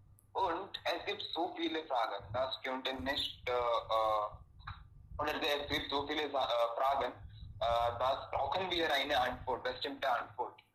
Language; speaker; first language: German; non-native, learner; Hindi